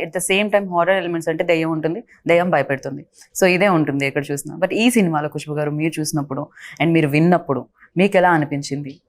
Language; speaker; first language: Telugu; native; Telugu